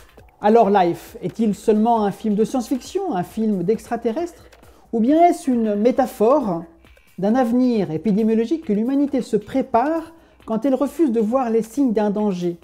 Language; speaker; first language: French; native; French